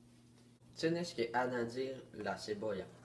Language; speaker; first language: Spanish; non-native, learner; French